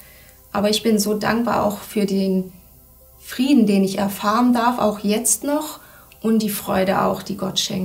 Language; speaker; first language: German; early bilingual, other home language; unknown